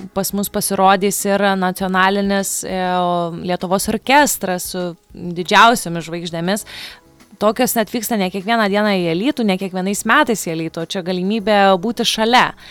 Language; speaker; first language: Lithuanian; native; Lithuanian